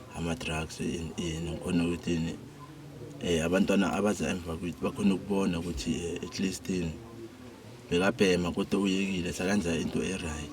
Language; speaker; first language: Zulu; non-native, local second language; Tswana